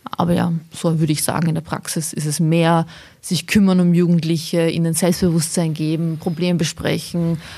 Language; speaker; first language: German; early bilingual, other home language; Bosnian